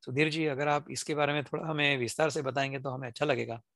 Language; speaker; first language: Hindi; non-native, local second language; Marathi